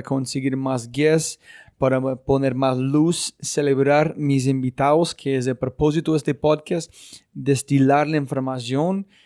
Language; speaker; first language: Spanish; non-native, fluent; English